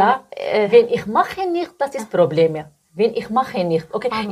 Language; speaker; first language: German; non-native, learner; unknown